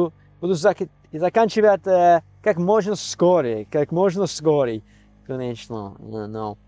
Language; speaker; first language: Russian; non-native, learner; English